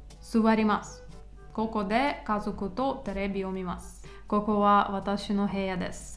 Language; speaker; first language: Japanese; non-native, learner; Ukrainian